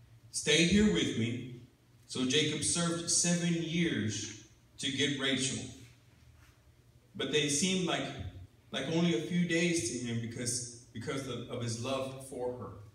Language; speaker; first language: English; early bilingual, other home language; Spanish